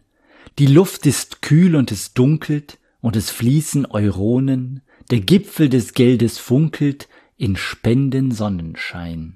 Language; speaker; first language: German; native; German